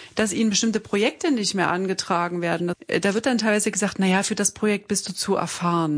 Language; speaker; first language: German; native; German